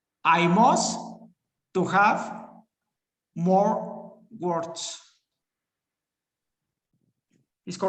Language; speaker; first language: English; non-native, learner; Spanish